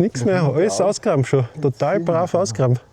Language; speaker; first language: German; native; German